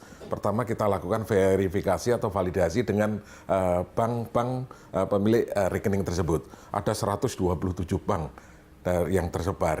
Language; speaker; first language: Indonesian; native; Indonesian